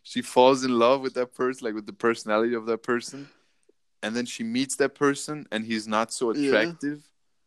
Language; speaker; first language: English; non-native, fluent; German